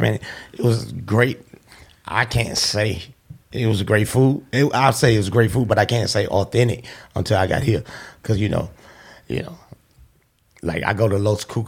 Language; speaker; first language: English; native; English